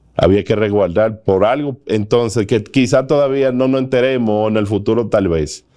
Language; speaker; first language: Spanish; native; Spanish